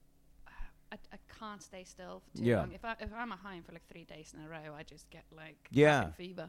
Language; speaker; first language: English; non-native, fluent; Icelandic